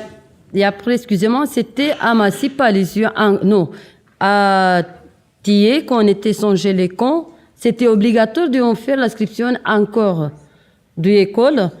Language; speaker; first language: French; non-native, learner; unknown